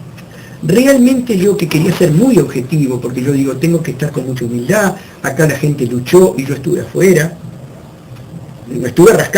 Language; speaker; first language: Spanish; native; Spanish